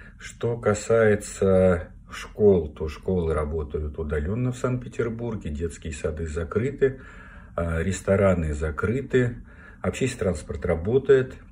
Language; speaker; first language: Russian; native; Russian